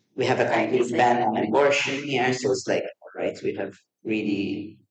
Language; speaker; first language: English; non-native, fluent; Maltese